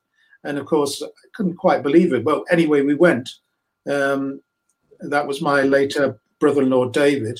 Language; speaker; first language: English; native; English